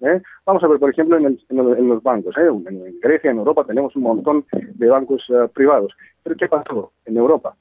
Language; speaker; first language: Spanish; non-native, fluent; Greek